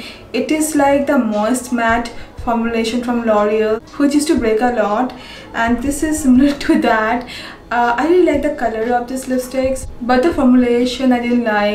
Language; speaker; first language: English; non-native, local second language; Bangla